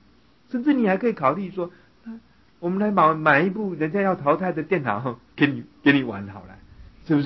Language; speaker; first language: Chinese; native; Chinese